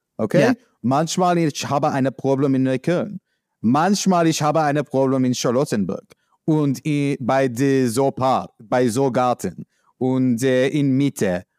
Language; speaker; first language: German; non-native, learner; English